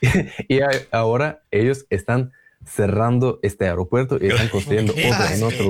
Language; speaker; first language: Spanish; non-native, fluent; Russian